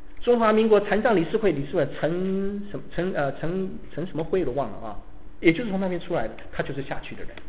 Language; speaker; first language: Chinese; native; Chinese